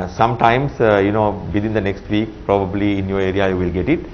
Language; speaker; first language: English; non-native, local second language; Sinhala